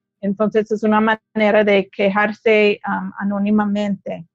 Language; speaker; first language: Spanish; non-native, fluent; English